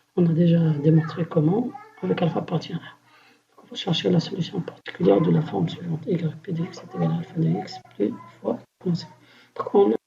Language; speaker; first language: French; non-native, local second language; Arabic